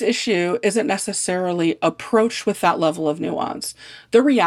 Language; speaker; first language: English; native; English